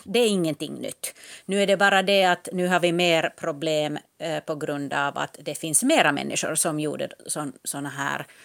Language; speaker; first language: Swedish; non-native, local second language; Finnish